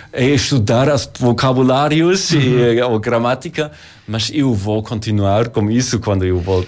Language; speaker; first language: Portuguese; non-native, learner; German